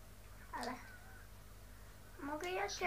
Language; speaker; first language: Polish; early bilingual, heritage; Dutch